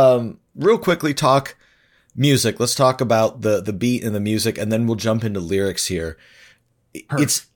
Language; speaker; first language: English; native; English